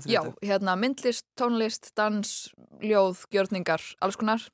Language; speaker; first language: Icelandic; early bilingual, other home language; English